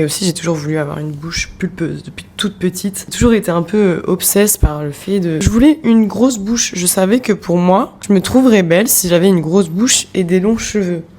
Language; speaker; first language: French; native; French